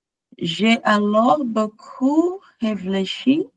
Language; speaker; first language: French; non-native, learner; Portuguese